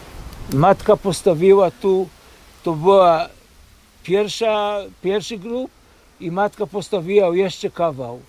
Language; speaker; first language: Polish; early bilingual, heritage; Polish